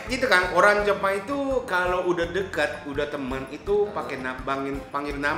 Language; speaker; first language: Indonesian; non-native, fluent; Japanese